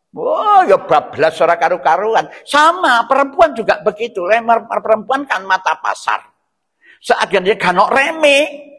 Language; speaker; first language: Indonesian; non-native, local second language; Javanese